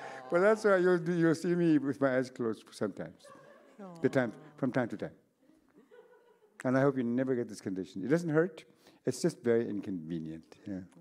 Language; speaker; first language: English; non-native, local second language; Cree